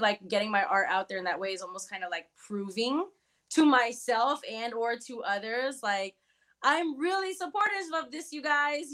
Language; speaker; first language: English; early bilingual, other home language; Spanish